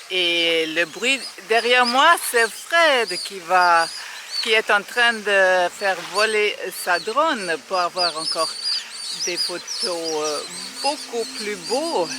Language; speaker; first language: French; non-native, fluent; German